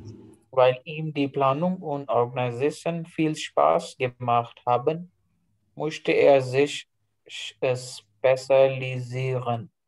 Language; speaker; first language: German; non-native, learner; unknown